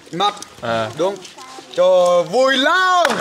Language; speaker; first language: Vietnamese; non-native, learner; Portuguese